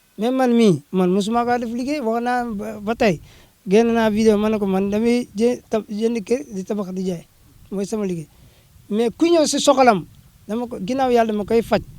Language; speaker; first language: Wolof; native; Wolof